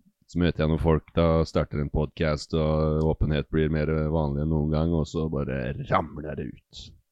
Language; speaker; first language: Norwegian; native; Norwegian